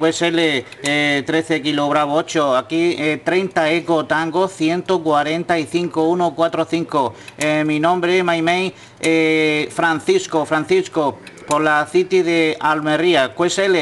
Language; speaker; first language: Spanish; native; Spanish